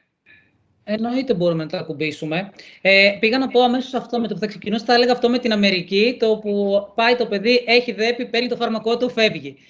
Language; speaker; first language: Greek; native; Greek